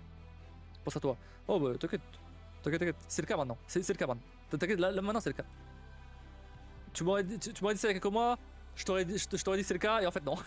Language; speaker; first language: French; native; French